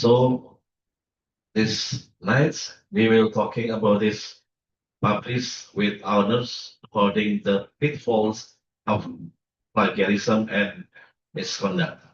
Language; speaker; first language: English; non-native, learner; Indonesian